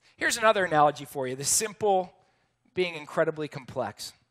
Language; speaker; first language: English; native; English